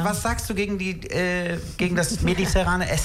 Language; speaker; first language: German; early bilingual, other home language; Italian